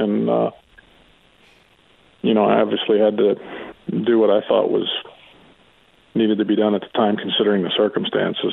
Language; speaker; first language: English; native; English